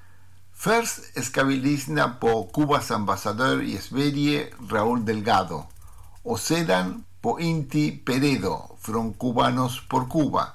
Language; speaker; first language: Swedish; non-native, fluent; Spanish